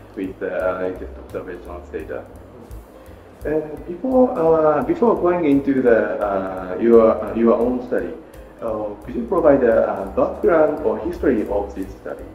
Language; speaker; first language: English; non-native, fluent; Japanese